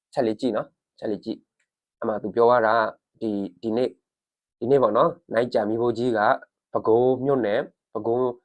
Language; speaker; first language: Burmese; non-native, local second language; S'gaw Karen